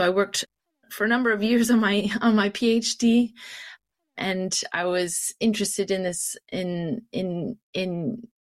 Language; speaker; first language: English; native; English